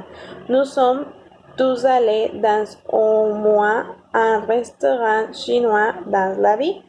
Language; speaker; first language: French; non-native, learner; Spanish